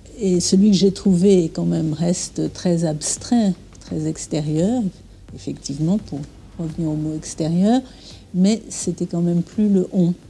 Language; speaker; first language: French; early bilingual, other home language; English